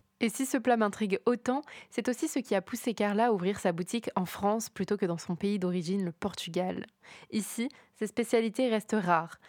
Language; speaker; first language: French; native; French